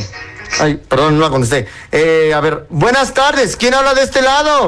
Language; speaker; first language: Spanish; native; Spanish